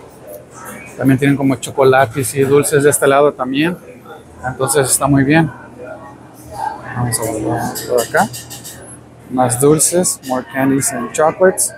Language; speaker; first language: Spanish; early bilingual, heritage; Spanish